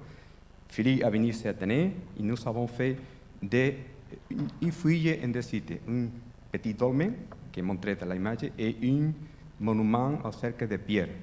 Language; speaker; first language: French; non-native, fluent; Spanish